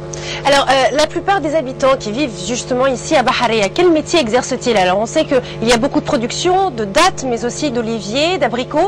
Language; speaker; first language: French; native; French